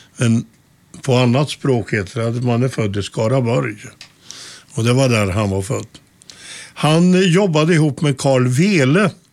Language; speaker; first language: Swedish; native; Swedish